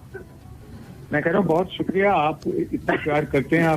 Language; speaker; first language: Hindi; native; Hindi